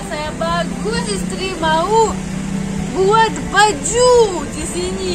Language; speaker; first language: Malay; non-native, learner; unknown